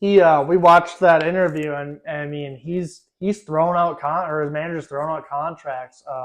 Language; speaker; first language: English; native; English